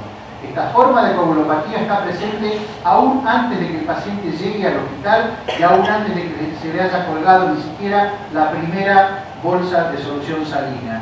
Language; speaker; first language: Spanish; native; Spanish